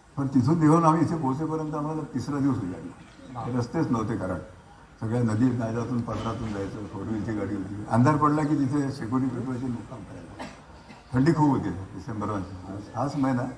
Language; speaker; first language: Marathi; native; Marathi